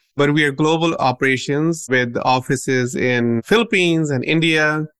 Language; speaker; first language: English; non-native, local second language; Punjabi